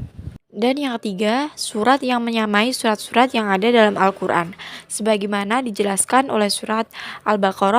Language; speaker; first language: Indonesian; native; Indonesian